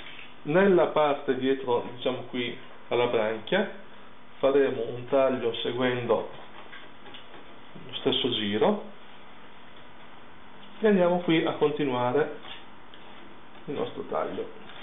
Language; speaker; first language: Italian; native; Italian